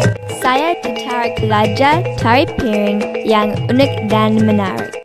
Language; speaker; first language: Indonesian; early bilingual, heritage; English